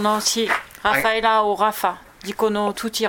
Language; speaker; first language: Italian; non-native, learner; French